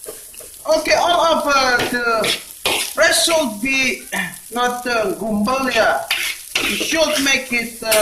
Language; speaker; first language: English; non-native, learner; Indonesian